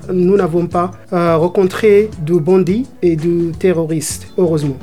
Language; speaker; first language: French; non-native, learner; Arabic